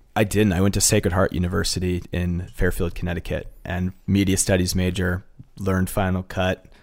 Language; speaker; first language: English; native; English